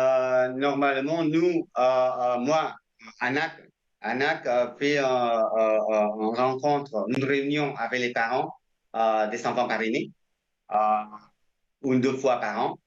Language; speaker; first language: French; non-native, fluent; Indonesian